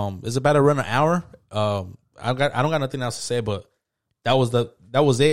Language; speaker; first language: English; early bilingual, other home language; Spanish